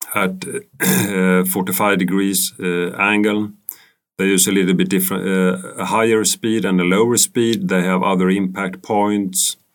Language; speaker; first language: English; non-native, fluent; Swedish